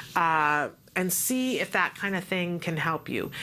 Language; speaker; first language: English; native; English